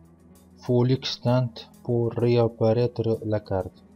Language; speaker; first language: French; non-native, local second language; Arabic